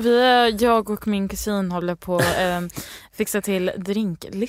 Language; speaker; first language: Swedish; early bilingual, heritage; Swedish